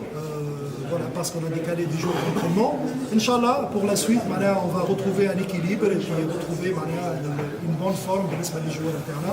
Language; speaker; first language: French; non-native, local second language; Arabic